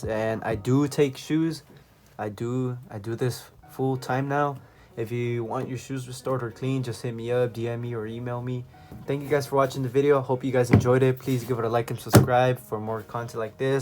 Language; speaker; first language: English; native; English